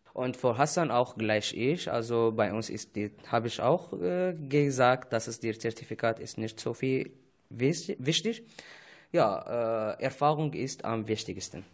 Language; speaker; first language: German; non-native, learner; Arabic